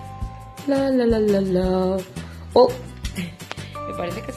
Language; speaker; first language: Spanish; native; Spanish